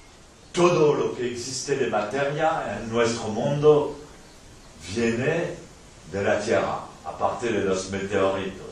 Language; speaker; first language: Spanish; non-native, fluent; French